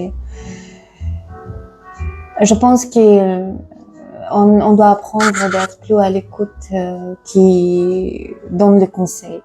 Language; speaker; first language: French; non-native, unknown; Tajik